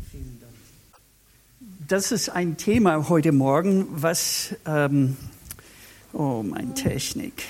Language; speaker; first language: German; non-native, fluent; English